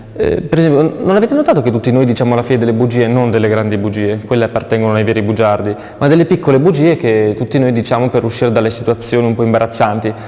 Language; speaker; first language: Italian; native; Italian